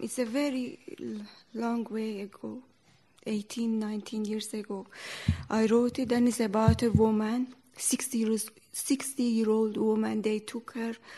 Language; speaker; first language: English; non-native, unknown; Persian